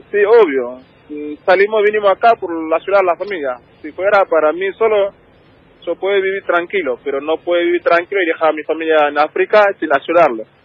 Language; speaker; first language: Spanish; non-native, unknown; Wolof